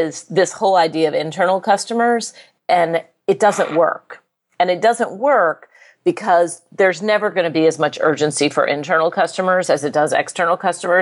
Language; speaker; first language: English; native; English